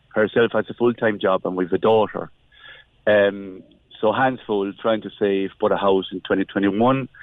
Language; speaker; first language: English; non-native, fluent; Spanish